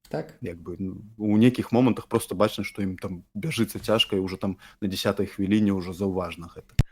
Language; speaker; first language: Belarusian; non-native, local second language; Russian